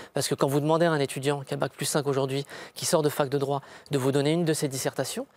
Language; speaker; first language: French; native; French